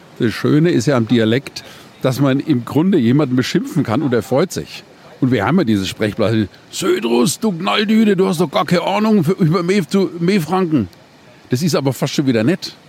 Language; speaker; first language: German; native; German